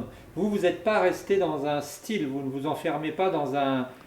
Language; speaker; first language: French; native; French